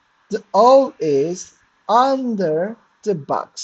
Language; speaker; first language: English; non-native, fluent; Turkish